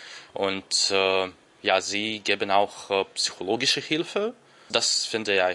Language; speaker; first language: German; non-native, learner; Ukrainian